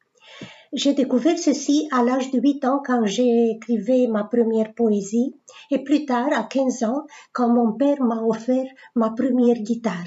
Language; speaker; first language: French; non-native, fluent; Romanian